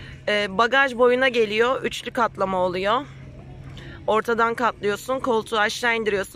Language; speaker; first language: Turkish; native; Turkish